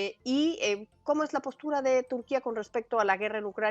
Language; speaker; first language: Spanish; native; Spanish